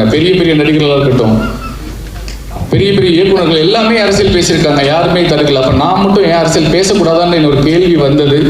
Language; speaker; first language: Tamil; native; Tamil